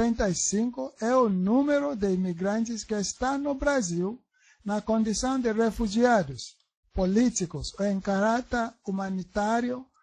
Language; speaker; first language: Portuguese; non-native, learner; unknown